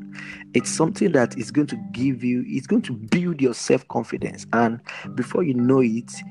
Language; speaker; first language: English; non-native, local second language; Yoruba